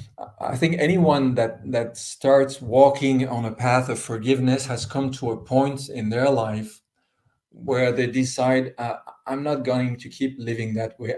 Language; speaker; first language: English; non-native, fluent; French